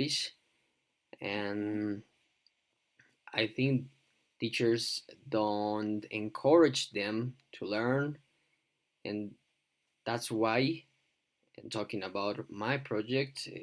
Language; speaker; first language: English; non-native, fluent; Spanish